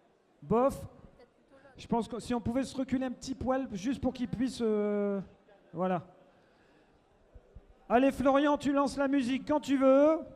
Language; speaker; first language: French; native; French